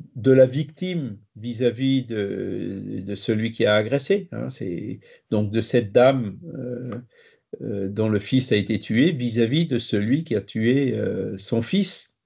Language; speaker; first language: French; native; French